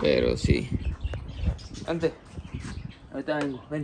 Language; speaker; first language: Spanish; early bilingual, heritage; Spanish